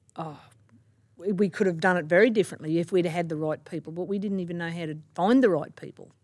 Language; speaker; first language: English; native; English